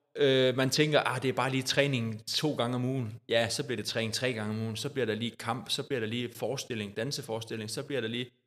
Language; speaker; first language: Danish; native; Danish